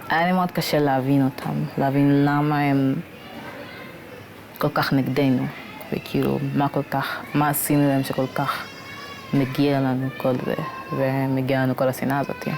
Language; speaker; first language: Hebrew; early bilingual, other home language; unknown